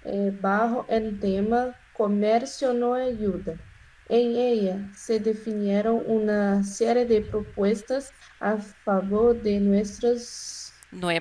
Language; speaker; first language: Spanish; non-native, learner; Portuguese